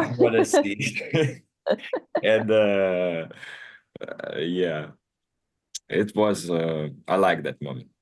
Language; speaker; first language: English; non-native, learner; Russian